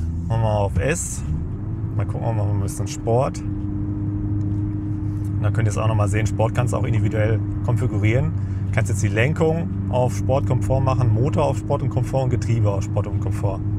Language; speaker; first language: German; native; German